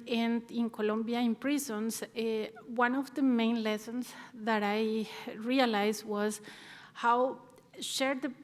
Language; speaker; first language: English; non-native, fluent; Spanish